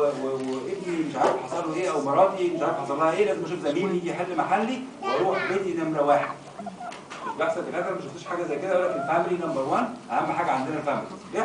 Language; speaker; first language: Arabic; native; Arabic